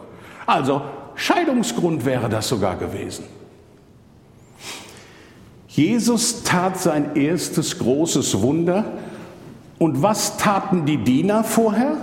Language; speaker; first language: German; native; German